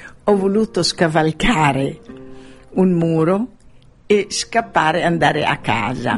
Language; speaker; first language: Italian; non-native, fluent; Arabic